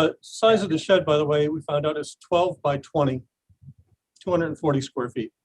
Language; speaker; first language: English; native; English